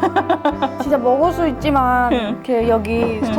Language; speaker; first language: Korean; non-native, fluent; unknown